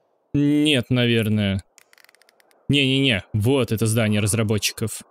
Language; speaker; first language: Russian; native; Russian